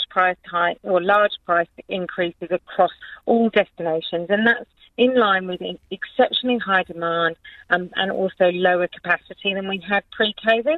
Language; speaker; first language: English; native; English